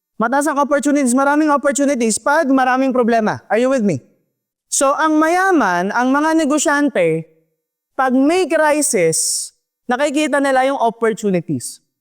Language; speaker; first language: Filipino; native; Filipino